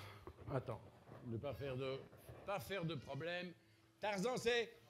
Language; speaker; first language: French; native; French